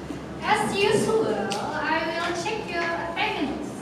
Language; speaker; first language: English; non-native, local second language; Indonesian